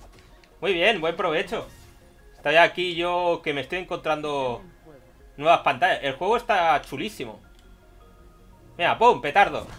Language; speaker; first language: Spanish; native; Spanish